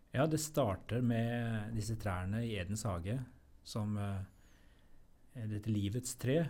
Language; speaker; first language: Norwegian; native; Norwegian